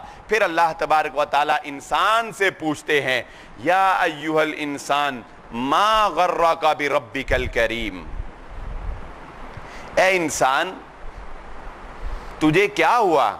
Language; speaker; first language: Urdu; non-native, local second language; Punjabi